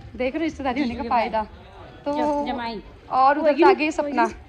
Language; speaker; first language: Hindi; native; Hindi